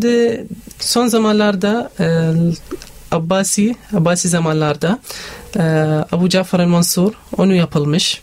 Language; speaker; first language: Turkish; non-native, learner; Arabic